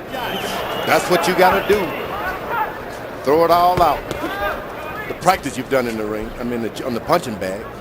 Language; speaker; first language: English; native; English